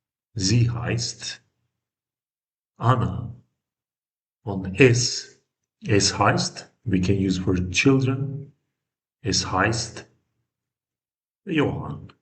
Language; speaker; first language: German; non-native, fluent; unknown